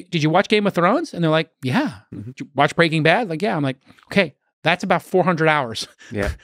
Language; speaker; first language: English; native; English